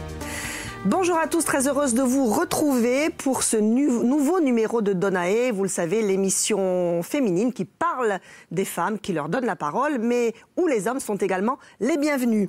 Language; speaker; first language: French; native; French